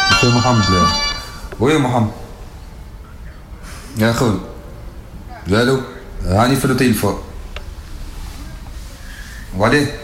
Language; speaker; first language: French; non-native, learner; Arabic